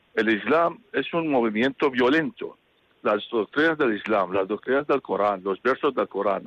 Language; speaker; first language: Spanish; non-native, fluent; Arabic